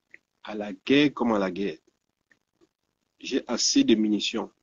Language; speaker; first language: French; native; French